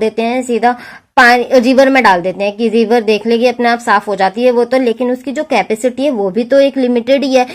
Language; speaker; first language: Hindi; native; Hindi